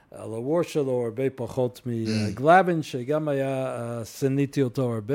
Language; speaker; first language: Hebrew; non-native, fluent; English